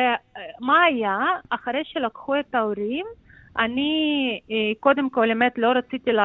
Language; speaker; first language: Hebrew; non-native, fluent; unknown